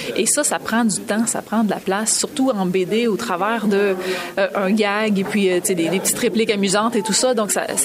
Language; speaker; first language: French; native; French